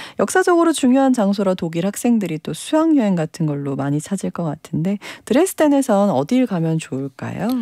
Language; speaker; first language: Korean; native; Korean